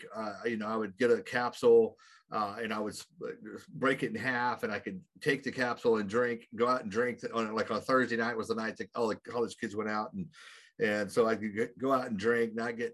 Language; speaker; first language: English; native; English